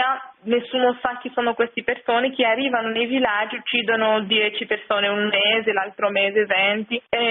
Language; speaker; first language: Italian; non-native, fluent; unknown